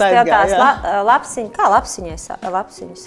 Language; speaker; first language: Latvian; native; Latvian